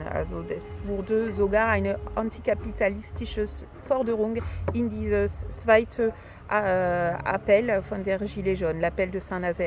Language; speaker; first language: German; non-native, fluent; French